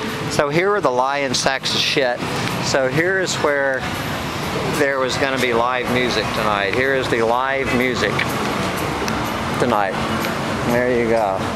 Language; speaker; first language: English; native; English